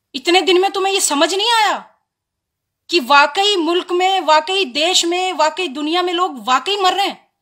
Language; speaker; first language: Hindi; native; Hindi